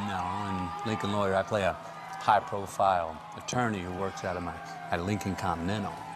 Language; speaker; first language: English; native; English